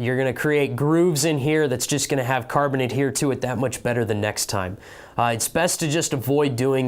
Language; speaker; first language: English; native; English